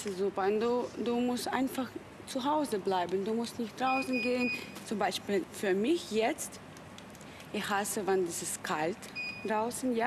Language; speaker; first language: German; non-native, learner; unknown